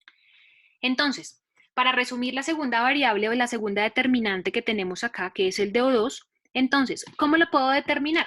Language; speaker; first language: Spanish; native; Spanish